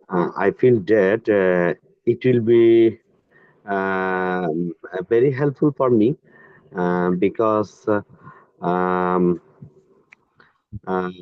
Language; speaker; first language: English; non-native, learner; Bangla